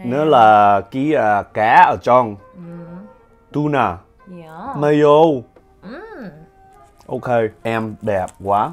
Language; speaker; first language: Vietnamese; early bilingual, heritage; Vietnamese